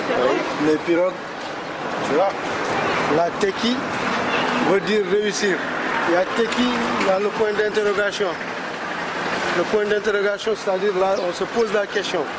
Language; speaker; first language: French; non-native, local second language; Wolof